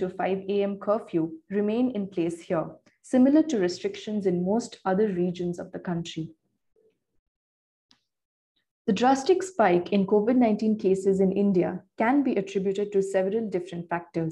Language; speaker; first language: English; non-native, local second language; Bangla